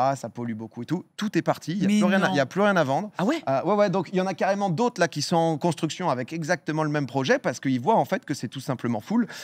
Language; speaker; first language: French; native; French